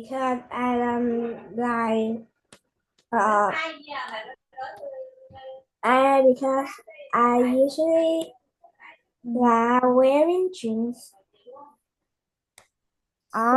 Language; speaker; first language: English; non-native, learner; Vietnamese